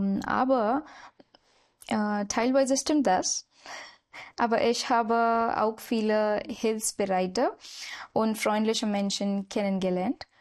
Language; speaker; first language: German; non-native, learner; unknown